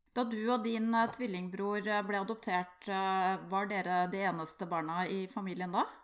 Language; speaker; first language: Norwegian; native; Norwegian